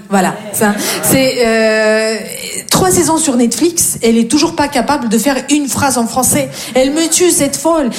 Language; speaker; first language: French; non-native, fluent; Russian